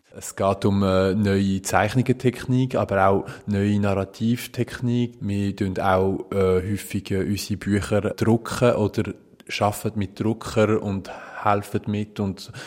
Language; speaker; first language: German; non-native, local second language; French